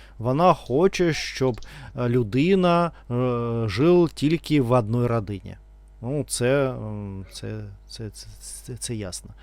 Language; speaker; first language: Ukrainian; non-native, local second language; Russian